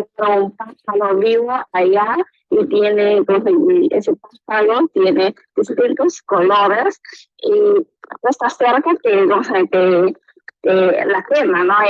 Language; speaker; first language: Spanish; non-native, learner; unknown